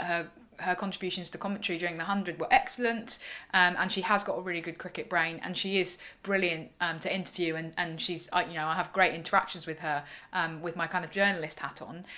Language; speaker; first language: English; native; English